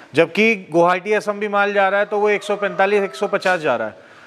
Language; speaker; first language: Hindi; native; Hindi